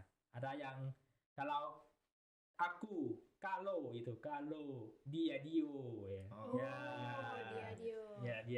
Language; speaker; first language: Indonesian; non-native, learner; Thai